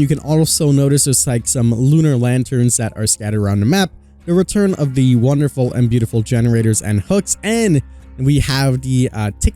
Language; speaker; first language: English; native; English